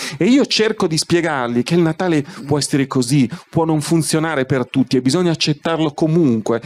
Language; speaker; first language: Italian; native; Italian